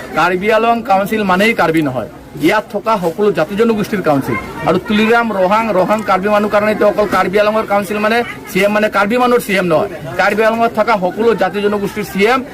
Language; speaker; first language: Assamese; non-native, local second language; Bangla